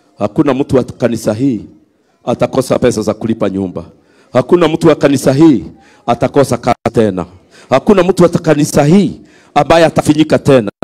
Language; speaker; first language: Swahili; non-native, local second language; Kikuyu